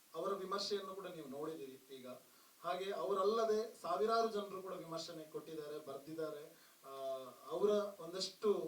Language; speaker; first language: Kannada; non-native, local second language; Tulu